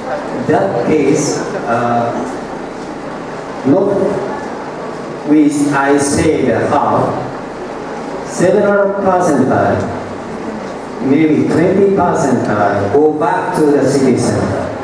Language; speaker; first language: English; non-native, learner; Japanese